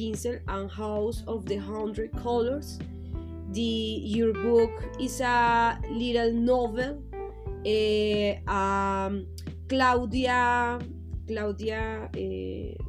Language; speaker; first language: English; non-native, learner; Spanish